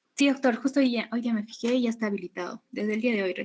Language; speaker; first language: Spanish; native; Spanish